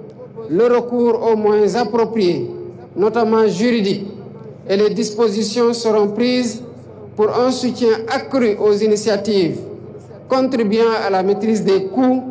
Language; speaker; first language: French; non-native, local second language; Wolof